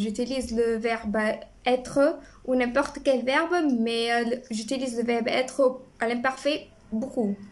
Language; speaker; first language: French; non-native, fluent; Arabic